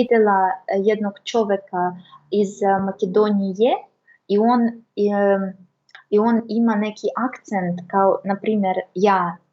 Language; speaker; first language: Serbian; non-native, learner; Russian